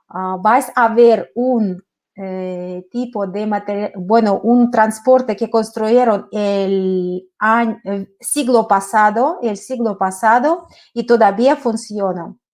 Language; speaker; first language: Spanish; non-native, fluent; Russian